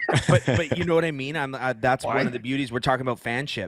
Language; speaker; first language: English; native; English